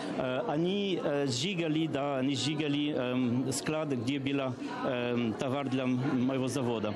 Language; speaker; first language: Russian; non-native, learner; French